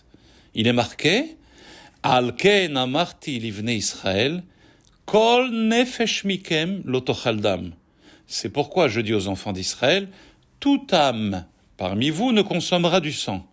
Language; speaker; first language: French; native; French